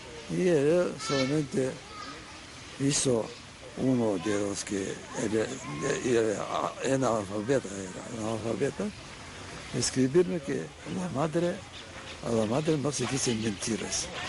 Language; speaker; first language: Spanish; non-native, fluent; Bulgarian